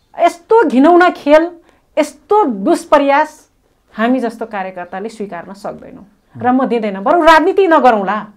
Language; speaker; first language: Nepali; non-native, local second language; Rana Tharu